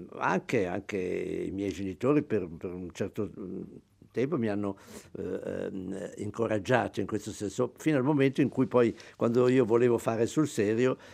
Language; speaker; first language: Italian; native; Italian